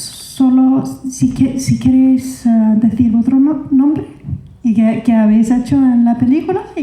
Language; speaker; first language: Spanish; non-native, fluent; Icelandic